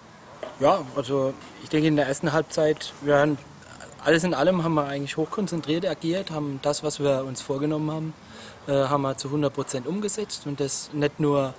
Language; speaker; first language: German; native; German